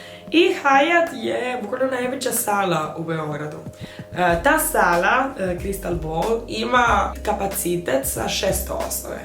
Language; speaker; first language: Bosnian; non-native, fluent; Spanish